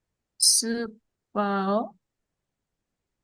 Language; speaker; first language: Japanese; non-native, learner; Indonesian